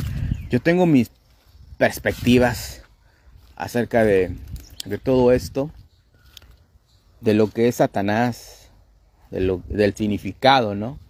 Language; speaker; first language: Spanish; native; Spanish